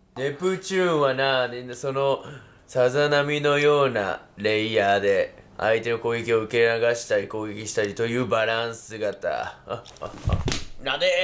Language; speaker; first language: Japanese; native; Japanese